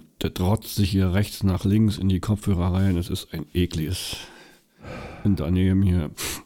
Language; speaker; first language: German; native; German